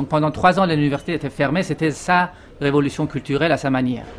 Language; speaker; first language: French; non-native, fluent; Persian